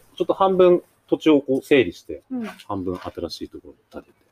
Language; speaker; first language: Japanese; native; Japanese